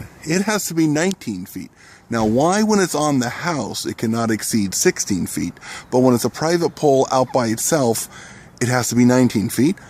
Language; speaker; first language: English; native; English